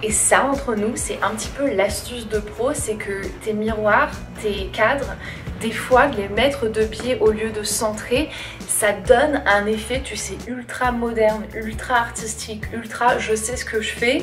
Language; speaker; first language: French; native; French